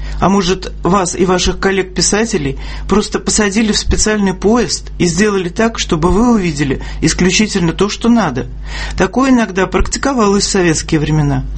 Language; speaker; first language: Russian; native; Russian